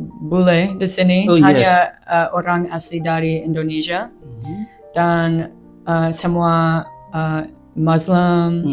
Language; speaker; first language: Indonesian; non-native, learner; English